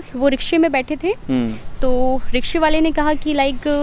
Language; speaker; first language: Hindi; native; Hindi